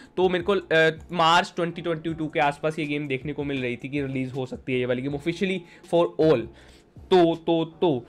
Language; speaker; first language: Hindi; native; Hindi